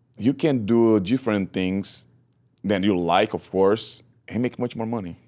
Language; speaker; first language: English; non-native, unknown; Portuguese